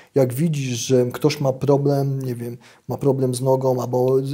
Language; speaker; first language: Polish; native; Polish